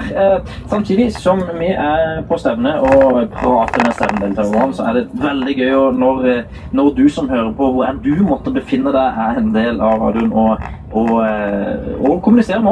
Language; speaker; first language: Norwegian; native; Norwegian